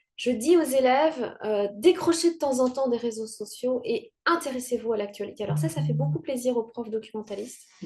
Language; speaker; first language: French; non-native, local second language; Kinyarwanda